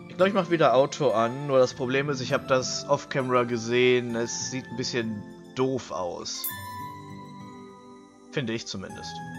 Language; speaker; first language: German; native; German